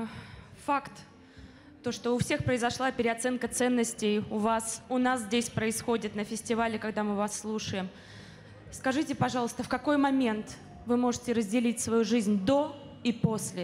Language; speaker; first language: Russian; native; Russian